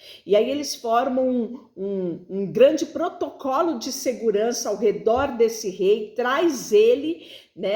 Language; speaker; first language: Portuguese; native; Portuguese